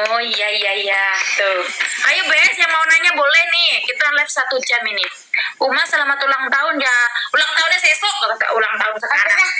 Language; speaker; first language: Indonesian; non-native, local second language; Javanese